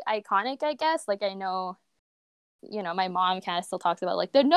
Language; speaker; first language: English; native; English